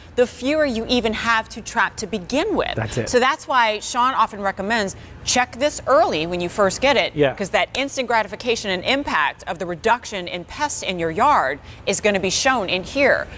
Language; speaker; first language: English; native; English